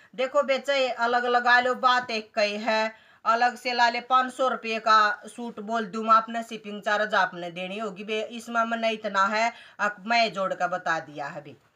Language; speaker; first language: Hindi; native; Hindi